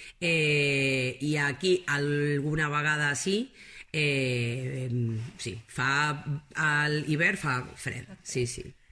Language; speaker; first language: Catalan; non-native, fluent; Spanish